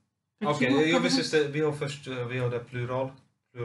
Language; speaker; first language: Swedish; non-native, fluent; Finnish